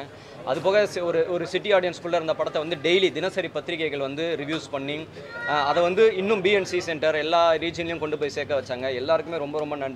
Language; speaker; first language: Tamil; native; Tamil